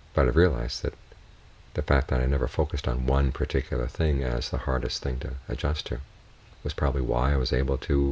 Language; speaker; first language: English; native; English